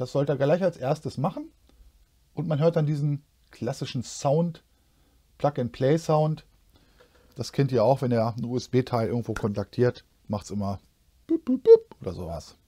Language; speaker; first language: German; native; German